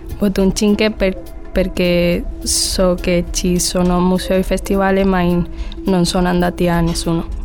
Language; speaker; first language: Italian; non-native, learner; Spanish